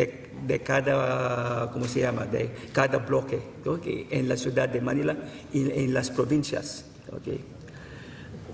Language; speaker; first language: Spanish; non-native, fluent; Filipino